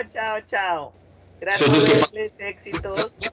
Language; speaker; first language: Spanish; native; Spanish